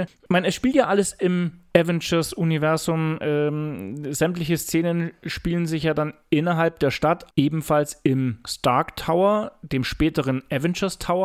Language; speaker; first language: German; native; German